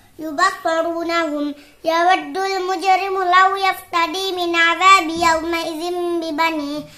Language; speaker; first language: Arabic; non-native, learner; Indonesian